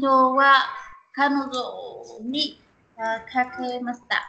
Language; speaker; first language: Japanese; non-native, learner; Vietnamese